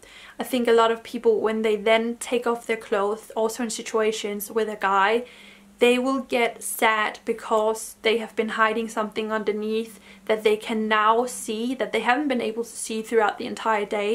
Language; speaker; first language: English; non-native, fluent; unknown